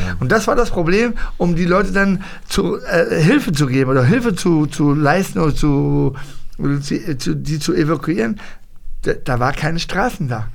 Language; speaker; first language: German; early bilingual, other home language; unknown